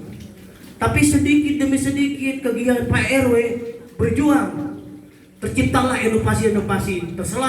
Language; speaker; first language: Indonesian; native; Indonesian